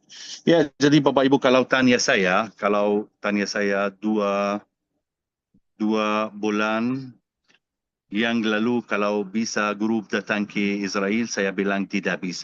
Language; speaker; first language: Indonesian; non-native, fluent; Arabic